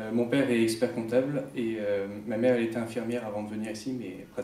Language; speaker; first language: French; early bilingual, other home language; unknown